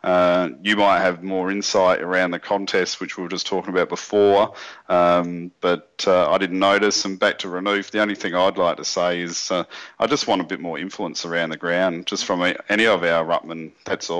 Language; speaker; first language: English; native; English